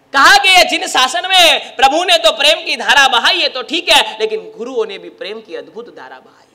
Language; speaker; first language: Hindi; non-native, local second language; Gujarati